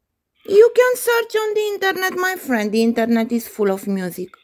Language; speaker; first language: English; non-native, fluent; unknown